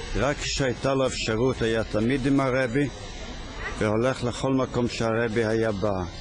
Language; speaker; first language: Hebrew; early bilingual, other home language; Yiddish